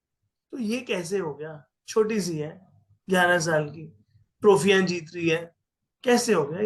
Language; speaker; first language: Hindi; native; Hindi